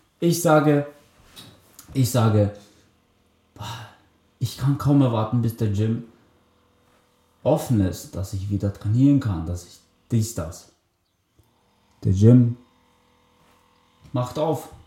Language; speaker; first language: German; early bilingual, other home language; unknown